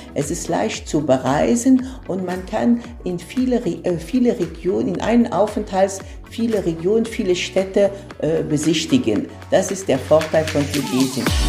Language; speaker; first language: German; non-native, fluent; Arabic